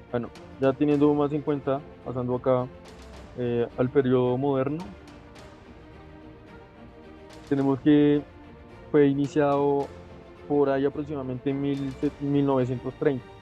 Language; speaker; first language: Spanish; native; Spanish